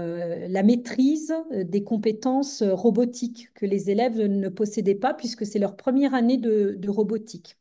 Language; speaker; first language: French; native; French